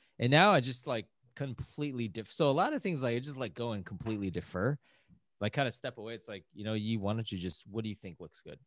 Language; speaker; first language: English; native; English